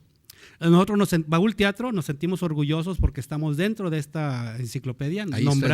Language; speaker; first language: Spanish; native; Spanish